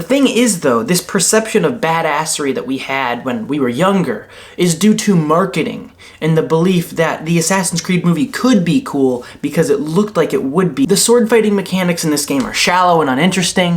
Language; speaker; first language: English; native; English